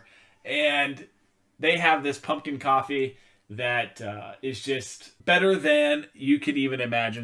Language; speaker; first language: English; native; English